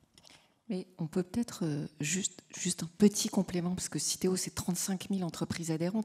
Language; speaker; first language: French; native; French